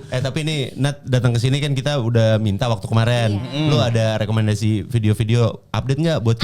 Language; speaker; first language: Indonesian; native; Indonesian